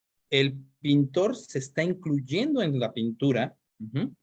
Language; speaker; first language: Spanish; native; Spanish